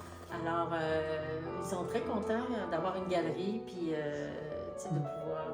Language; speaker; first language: French; native; French